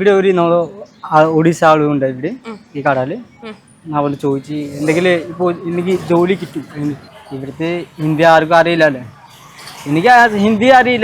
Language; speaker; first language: Malayalam; non-native, local second language; Odia